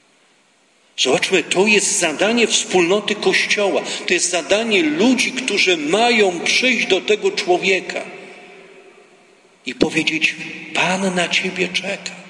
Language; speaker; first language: Polish; native; Polish